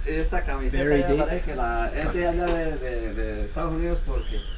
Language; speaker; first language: Spanish; native; Spanish